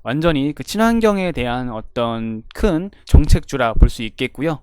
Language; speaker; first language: Korean; native; Korean